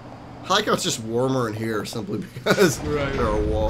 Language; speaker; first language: English; native; English